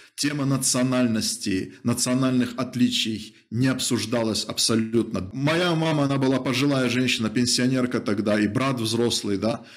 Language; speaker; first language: Russian; native; Russian